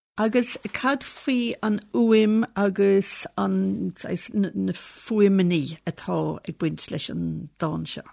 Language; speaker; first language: Irish; native; Irish